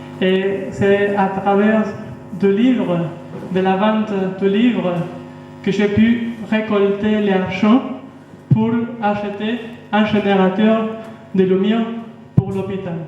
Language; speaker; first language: French; non-native, fluent; Spanish